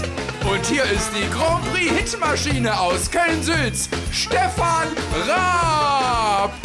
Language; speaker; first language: German; native; German